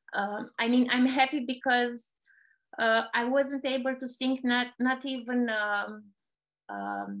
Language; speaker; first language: English; non-native, fluent; Romanian